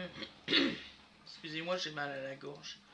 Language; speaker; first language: French; native; French